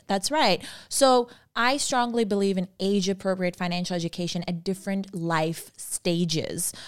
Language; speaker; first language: English; non-native, local second language; Urdu